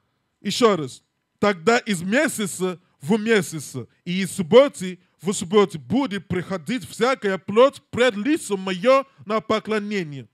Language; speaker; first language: Russian; non-native, learner; English